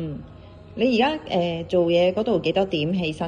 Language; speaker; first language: Cantonese; native; Cantonese